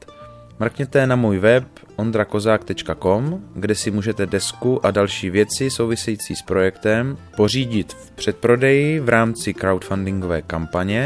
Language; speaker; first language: Czech; native; Czech